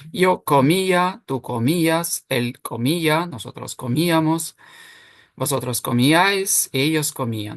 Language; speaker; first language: Spanish; non-native, fluent; Ukrainian